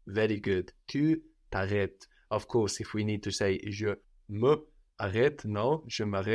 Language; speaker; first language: French; non-native, fluent; English